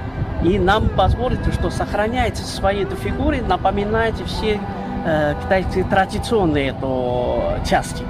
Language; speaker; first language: Russian; non-native, learner; Chinese